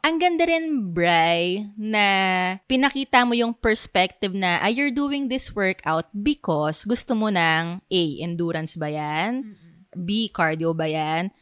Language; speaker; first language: Filipino; native; Filipino